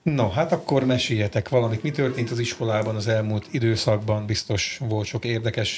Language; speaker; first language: Hungarian; native; Hungarian